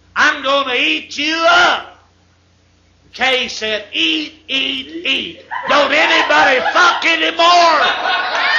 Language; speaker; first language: English; native; English